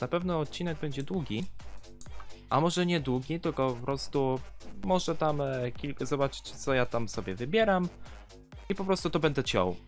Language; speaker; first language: Polish; native; Polish